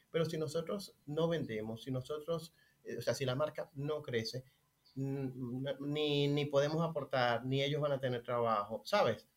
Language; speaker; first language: Spanish; native; Spanish